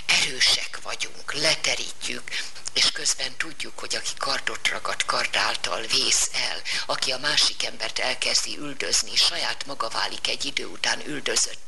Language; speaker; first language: Hungarian; native; Hungarian